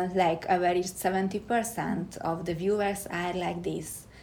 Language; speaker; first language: English; non-native, fluent; Hungarian